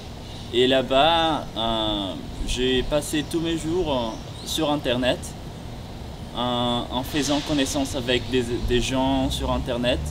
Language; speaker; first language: French; non-native, fluent; Portuguese